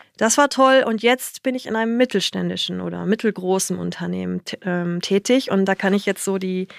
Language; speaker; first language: German; early bilingual, other home language; Japanese